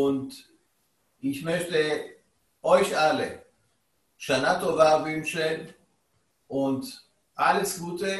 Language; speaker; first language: German; non-native, fluent; Hebrew